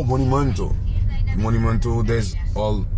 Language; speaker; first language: English; non-native, learner; Haitian Creole